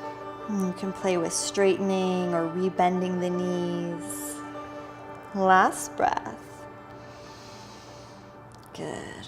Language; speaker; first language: English; native; English